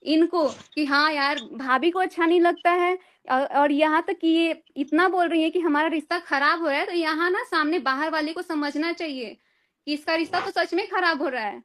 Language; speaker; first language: Hindi; native; Hindi